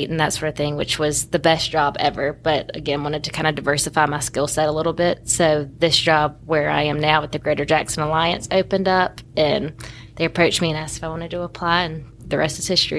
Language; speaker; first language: English; native; English